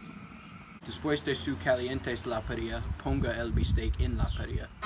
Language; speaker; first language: Spanish; non-native, learner; English